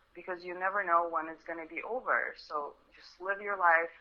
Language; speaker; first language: English; early bilingual, other home language; Russian